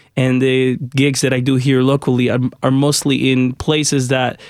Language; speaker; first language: English; early bilingual, other home language; Spanish